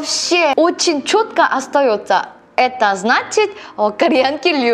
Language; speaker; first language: Russian; non-native, learner; Korean